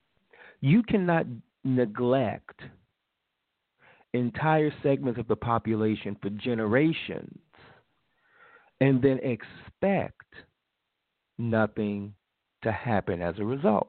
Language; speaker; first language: English; native; English